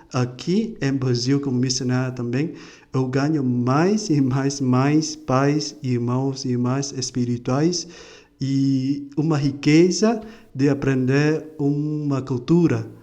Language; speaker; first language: Portuguese; non-native, fluent; Vietnamese